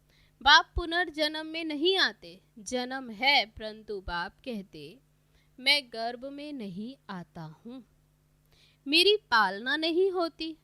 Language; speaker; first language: Hindi; native; Hindi